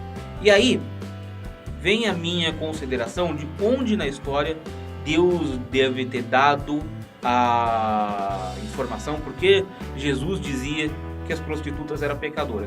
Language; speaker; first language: Portuguese; native; Portuguese